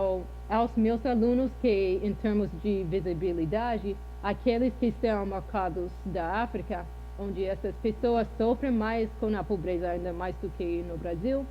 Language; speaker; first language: Portuguese; non-native, fluent; English